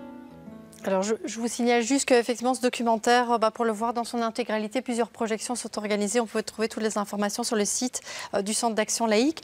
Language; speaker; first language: French; native; French